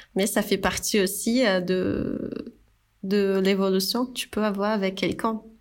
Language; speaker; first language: French; non-native, fluent; Portuguese